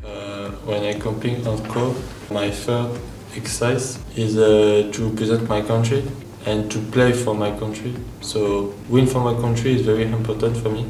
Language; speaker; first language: English; non-native, fluent; French